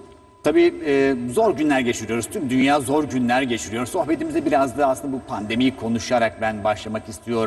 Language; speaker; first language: Turkish; native; Turkish